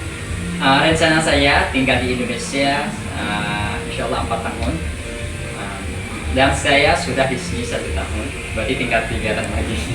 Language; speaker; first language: Indonesian; non-native, learner; Khmer